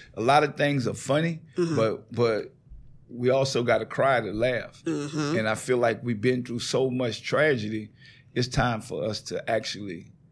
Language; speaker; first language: English; native; English